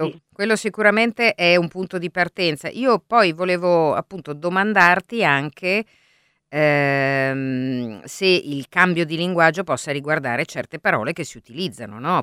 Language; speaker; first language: Italian; native; Italian